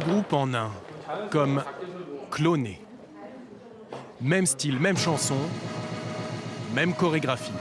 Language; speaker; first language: French; native; French